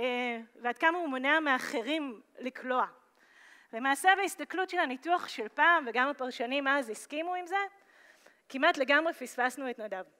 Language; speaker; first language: Hebrew; native; Hebrew